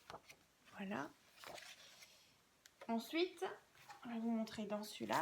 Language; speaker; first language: French; native; French